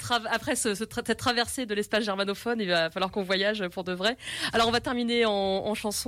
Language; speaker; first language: French; native; French